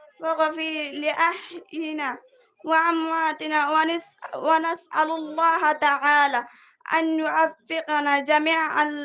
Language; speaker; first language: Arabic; non-native, learner; Bangla